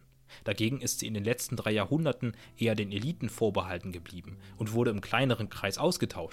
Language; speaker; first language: German; native; German